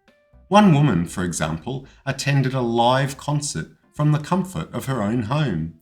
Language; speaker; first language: English; native; English